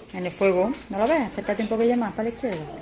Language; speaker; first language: Spanish; native; Spanish